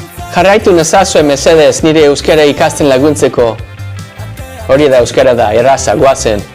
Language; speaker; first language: Basque; non-native, learner; English